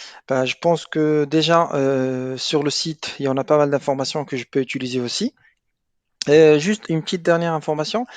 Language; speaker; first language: French; non-native, local second language; Arabic